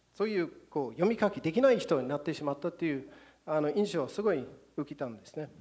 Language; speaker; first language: Japanese; non-native, fluent; English